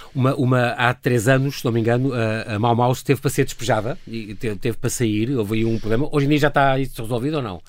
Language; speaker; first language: Portuguese; native; Portuguese